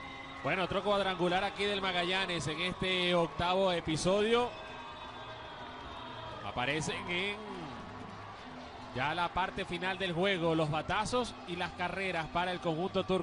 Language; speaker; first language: Spanish; native; Spanish